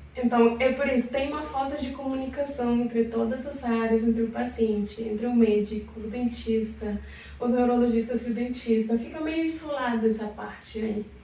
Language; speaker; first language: Portuguese; non-native, fluent; Spanish